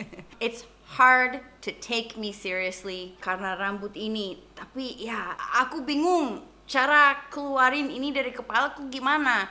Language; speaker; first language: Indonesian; non-native, fluent; English